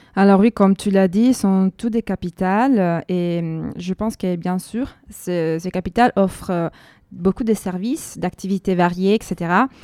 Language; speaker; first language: French; non-native, fluent; Italian